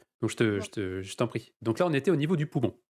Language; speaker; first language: French; native; French